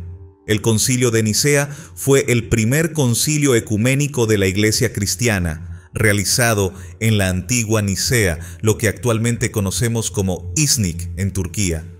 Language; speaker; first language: Spanish; native; Spanish